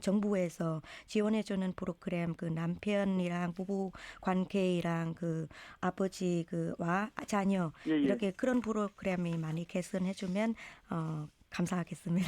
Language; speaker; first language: Korean; non-native, learner; Vietnamese